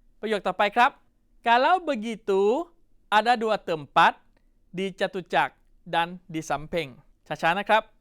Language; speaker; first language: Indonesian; non-native, fluent; Thai